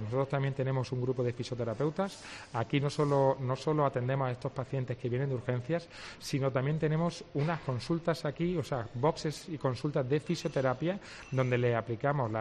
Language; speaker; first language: Spanish; native; Spanish